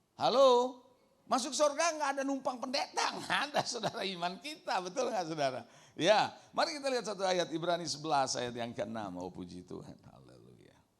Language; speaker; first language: Indonesian; native; Indonesian